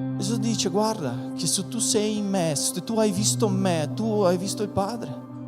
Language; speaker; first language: Italian; non-native, fluent; Portuguese